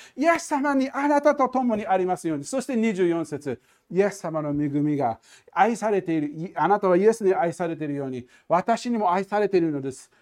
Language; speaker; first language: Japanese; non-native, fluent; English